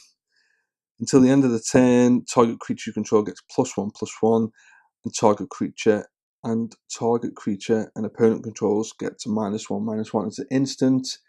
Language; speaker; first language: English; native; English